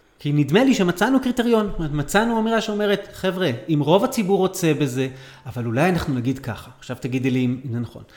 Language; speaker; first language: Hebrew; native; Hebrew